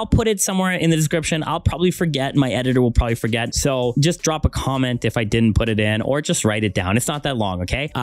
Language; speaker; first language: English; native; English